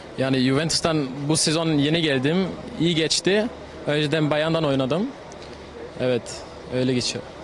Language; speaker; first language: Turkish; early bilingual, heritage; Turkish